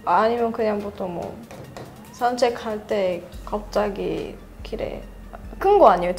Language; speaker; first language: Korean; non-native, fluent; Russian